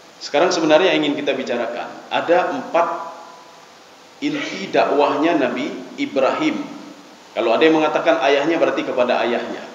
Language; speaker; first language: Malay; non-native, local second language; Achinese